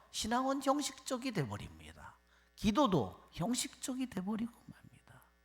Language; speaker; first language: Korean; native; Korean